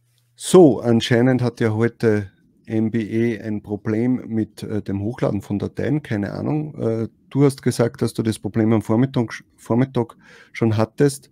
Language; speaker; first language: German; native; German